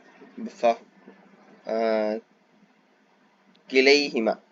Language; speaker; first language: Arabic; non-native, learner; Tamil